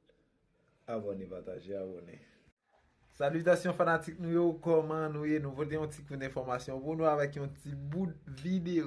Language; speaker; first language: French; non-native, local second language; Haitian Creole